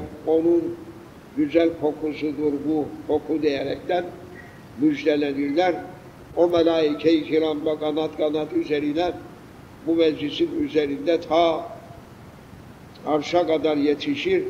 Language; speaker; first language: Turkish; native; Turkish